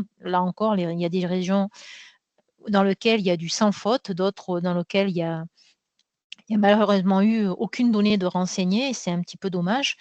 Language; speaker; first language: French; native; French